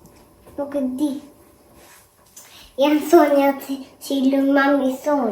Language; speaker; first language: Albanian; early bilingual, heritage; Albanian